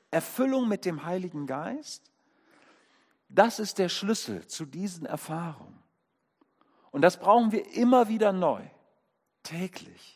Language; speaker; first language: German; native; German